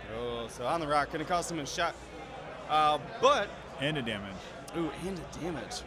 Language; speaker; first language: English; native; English